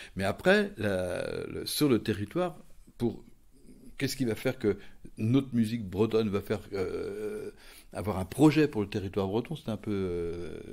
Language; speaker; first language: French; native; French